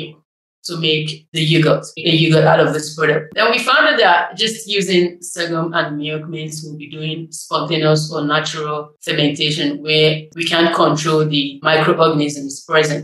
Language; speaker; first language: English; non-native, local second language; Igbo